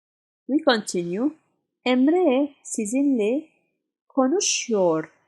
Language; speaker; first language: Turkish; non-native, fluent; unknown